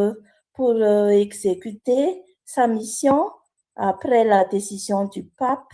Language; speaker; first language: French; non-native, local second language; Malagasy